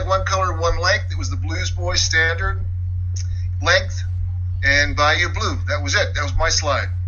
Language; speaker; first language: English; native; English